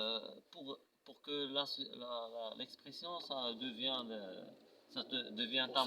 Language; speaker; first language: French; non-native, local second language; Arabic